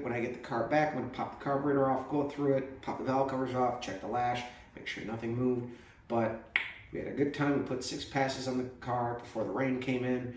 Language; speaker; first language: English; native; English